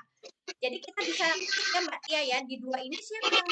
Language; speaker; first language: Indonesian; native; Indonesian